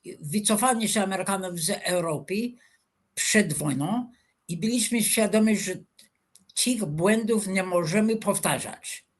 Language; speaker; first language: Polish; non-native, fluent; English